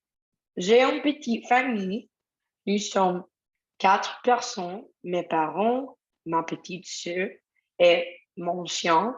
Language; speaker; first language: French; non-native, learner; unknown